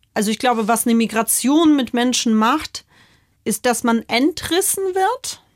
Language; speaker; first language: German; early bilingual, other home language; Russian